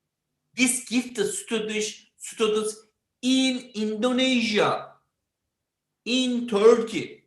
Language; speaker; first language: English; non-native, learner; Turkish